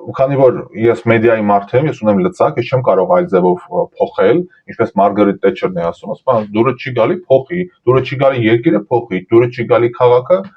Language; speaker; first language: Armenian; early bilingual, heritage; Armenian